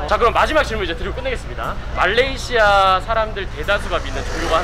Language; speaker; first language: Korean; native; Korean